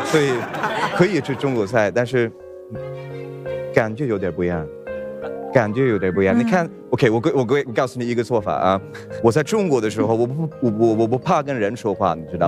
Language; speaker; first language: Chinese; non-native, fluent; Swedish